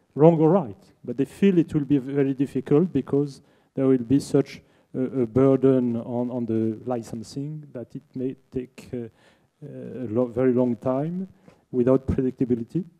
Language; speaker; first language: English; non-native, fluent; French